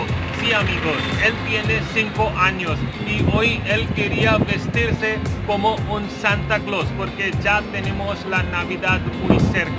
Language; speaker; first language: Spanish; non-native, fluent; Hindi